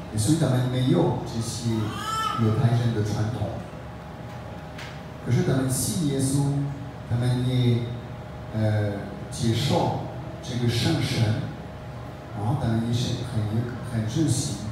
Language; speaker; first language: Chinese; non-native, fluent; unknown